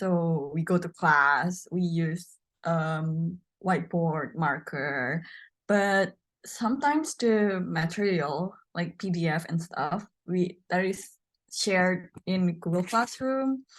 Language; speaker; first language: English; non-native, learner; Indonesian